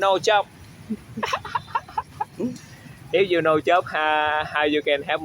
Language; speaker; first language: English; non-native, learner; Vietnamese